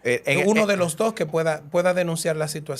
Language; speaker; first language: Spanish; native; Spanish